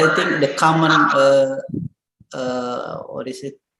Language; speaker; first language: English; non-native, learner; Indonesian